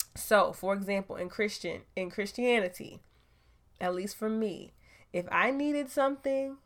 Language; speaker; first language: English; native; English